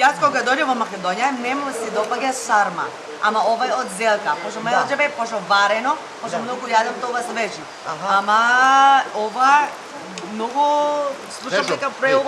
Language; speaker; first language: Macedonian; non-native, learner; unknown